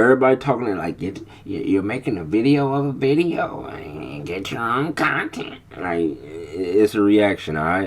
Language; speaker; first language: English; native; English